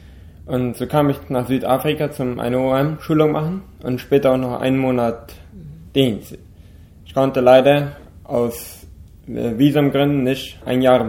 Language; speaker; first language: German; non-native, local second language; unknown